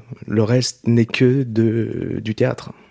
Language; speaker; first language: French; native; French